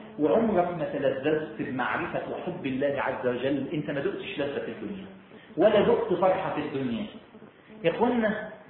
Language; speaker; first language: Arabic; native; Arabic